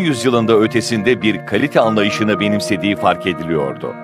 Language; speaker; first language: Turkish; native; Turkish